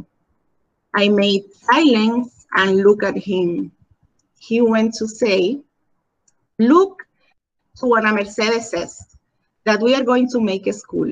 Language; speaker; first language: English; non-native, learner; Spanish